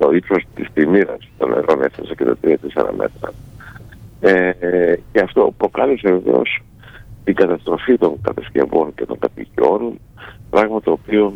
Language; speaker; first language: Greek; native; Greek